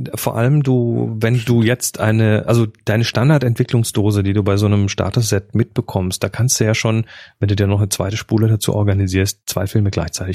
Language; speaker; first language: German; native; German